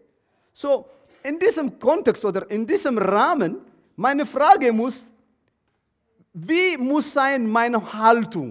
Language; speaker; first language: German; non-native, learner; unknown